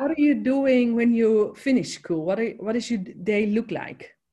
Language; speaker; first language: English; non-native, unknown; Dutch